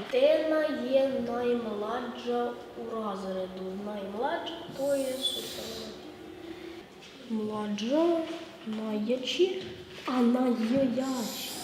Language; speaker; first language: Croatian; non-native, learner; Ukrainian